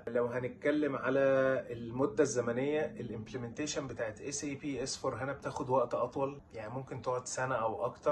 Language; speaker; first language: Arabic; native; Arabic